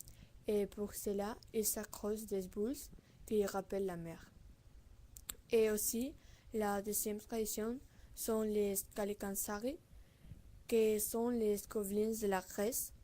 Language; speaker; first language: French; non-native, learner; Spanish